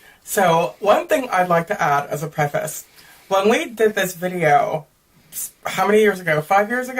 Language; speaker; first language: English; native; English